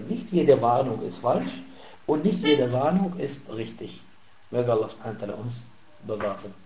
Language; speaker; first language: German; non-native, fluent; Arabic